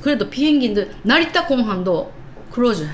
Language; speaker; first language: Korean; non-native, learner; Japanese